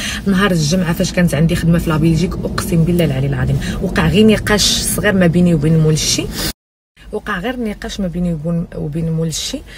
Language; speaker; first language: Arabic; native; Arabic